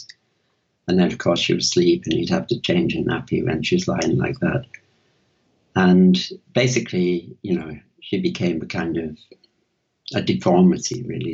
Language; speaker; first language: English; native; English